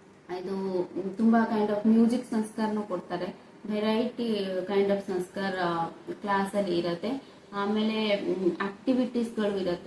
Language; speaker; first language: Kannada; non-native, local second language; Odia